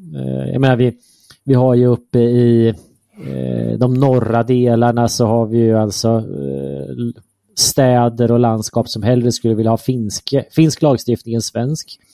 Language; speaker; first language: Swedish; native; Swedish